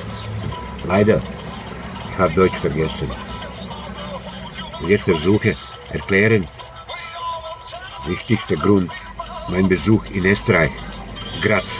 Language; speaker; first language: German; non-native, learner; Croatian